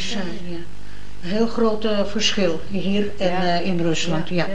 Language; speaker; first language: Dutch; non-native, learner; Russian